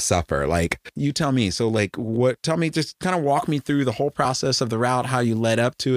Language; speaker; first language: English; native; English